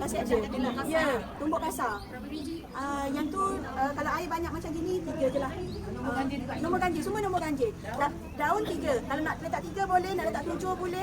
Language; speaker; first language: Malay; native; Malay